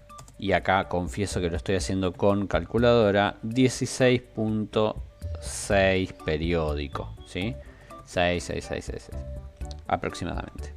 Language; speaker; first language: Spanish; native; Spanish